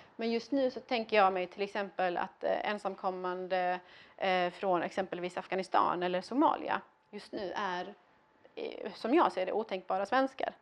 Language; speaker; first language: Swedish; early bilingual, other home language; Persian